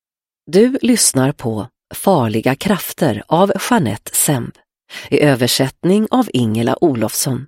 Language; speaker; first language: Swedish; native; Swedish